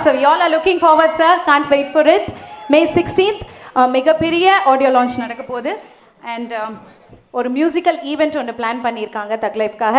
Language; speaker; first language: Tamil; native; Tamil